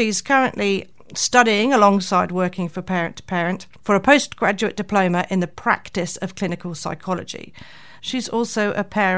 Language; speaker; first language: English; native; English